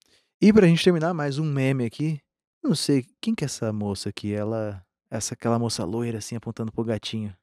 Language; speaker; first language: Portuguese; native; Portuguese